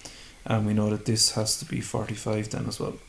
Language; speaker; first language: English; native; English